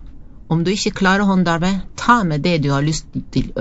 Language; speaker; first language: Norwegian; non-native, fluent; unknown